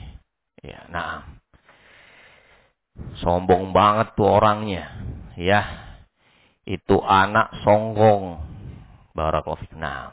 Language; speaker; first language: Indonesian; native; Indonesian